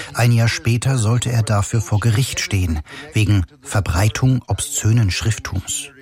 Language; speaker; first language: German; native; German